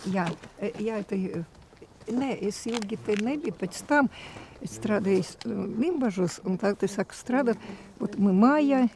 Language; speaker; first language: Latvian; non-native, learner; Russian